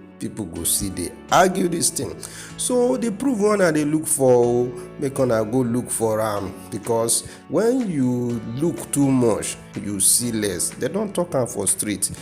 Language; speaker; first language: Nigerian Pidgin; non-native, local second language; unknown